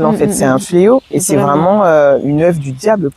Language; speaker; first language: French; native; French